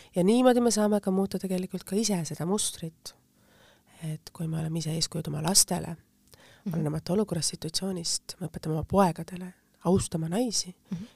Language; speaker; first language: Estonian; native; Estonian